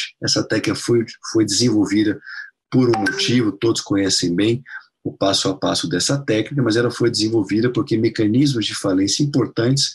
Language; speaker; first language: Portuguese; non-native, fluent; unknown